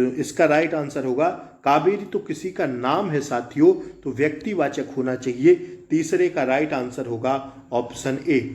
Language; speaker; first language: Hindi; native; Hindi